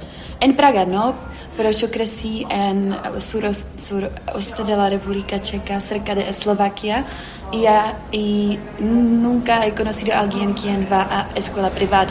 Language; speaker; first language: Spanish; non-native, fluent; Czech